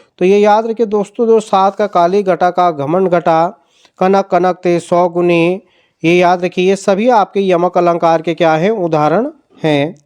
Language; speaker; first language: Hindi; native; Hindi